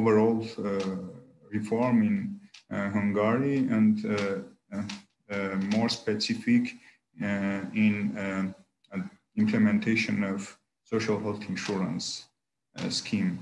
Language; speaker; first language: English; non-native, learner; Armenian